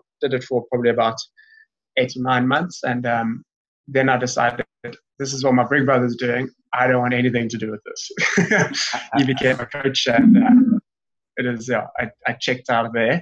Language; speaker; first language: English; native; English